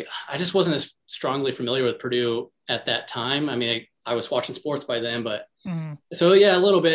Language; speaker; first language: English; native; English